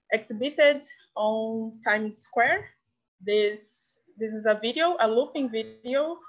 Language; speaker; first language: English; non-native, fluent; Portuguese